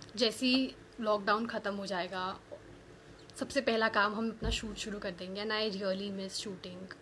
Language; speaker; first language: Hindi; native; Hindi